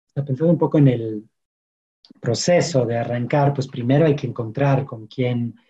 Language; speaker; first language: Spanish; non-native, fluent; French